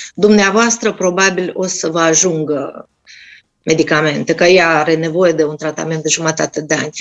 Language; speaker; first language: Romanian; non-native, fluent; Russian